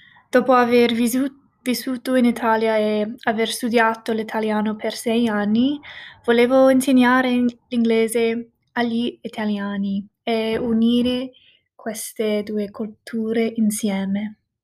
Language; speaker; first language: Italian; non-native, fluent; English